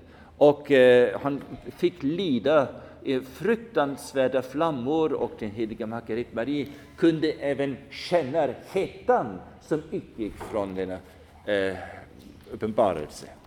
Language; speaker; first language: Swedish; non-native, fluent; German